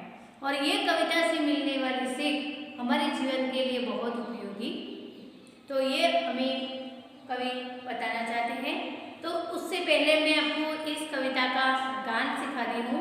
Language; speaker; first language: Hindi; non-native, local second language; Gujarati